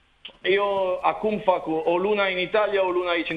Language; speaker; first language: Romanian; non-native, learner; Italian